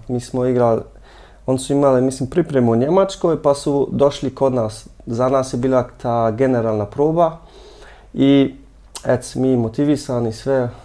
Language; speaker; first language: Croatian; early bilingual, heritage; Croatian